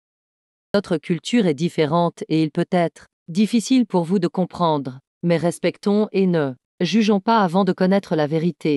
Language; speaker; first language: French; non-native, learner; Tibetan